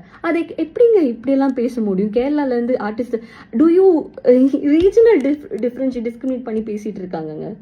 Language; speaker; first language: Tamil; non-native, local second language; Malayalam